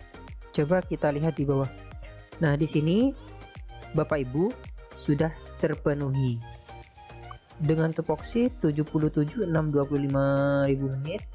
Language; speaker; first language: Indonesian; native; Indonesian